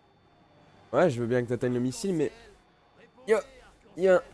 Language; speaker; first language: French; native; French